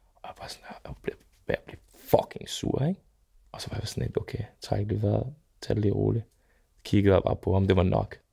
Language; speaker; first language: Danish; early bilingual, other home language; Serbian